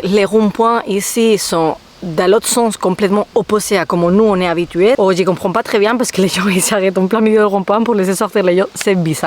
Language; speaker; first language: French; non-native, fluent; Spanish